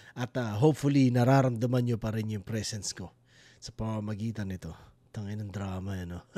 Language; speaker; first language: Filipino; native; Filipino